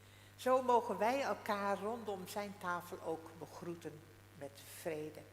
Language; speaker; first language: Dutch; non-native, local second language; Western Frisian